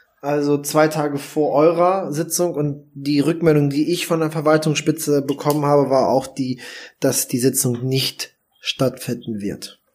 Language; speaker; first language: German; native; German